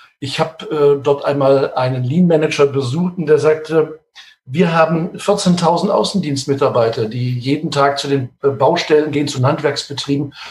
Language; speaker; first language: German; native; German